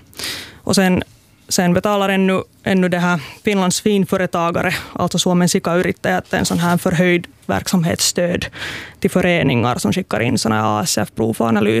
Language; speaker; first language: Swedish; native; Swedish